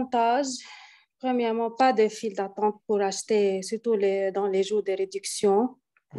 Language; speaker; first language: French; non-native, learner; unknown